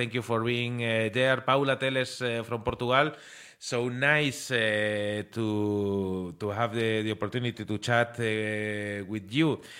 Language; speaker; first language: English; non-native, learner; Spanish